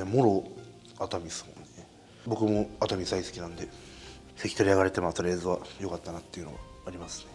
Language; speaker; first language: Japanese; native; Japanese